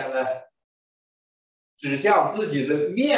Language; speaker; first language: Chinese; native; Chinese